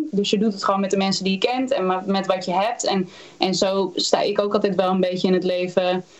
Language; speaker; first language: Dutch; native; Dutch